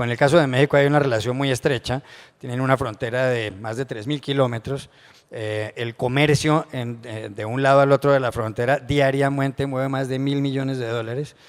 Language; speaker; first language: Spanish; native; Spanish